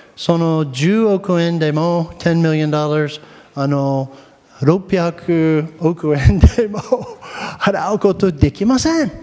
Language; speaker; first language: Japanese; non-native, fluent; English